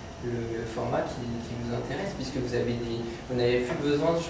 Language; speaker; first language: French; native; French